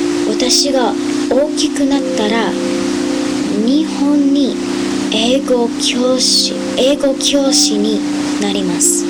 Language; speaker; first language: Japanese; non-native, learner; English